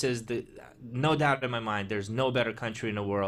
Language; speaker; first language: English; early bilingual, other home language; Russian